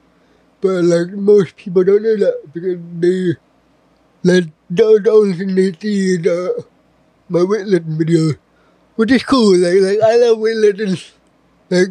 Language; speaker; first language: English; native; English